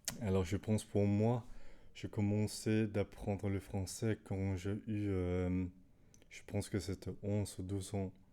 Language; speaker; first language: French; non-native, learner; Danish